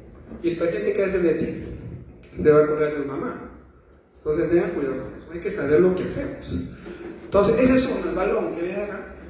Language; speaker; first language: Spanish; native; Spanish